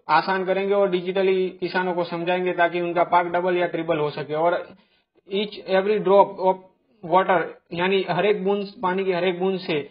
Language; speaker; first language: Hindi; non-native, local second language; Gujarati